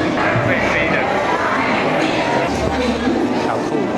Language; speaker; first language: Chinese; non-native, fluent; English